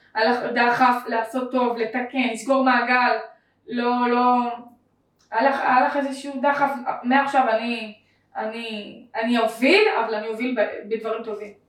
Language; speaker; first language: Hebrew; native; Hebrew